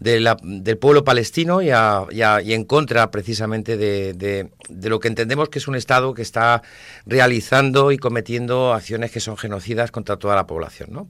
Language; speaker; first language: Spanish; native; Spanish